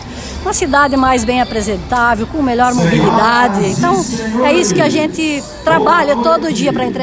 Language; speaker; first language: Portuguese; native; Portuguese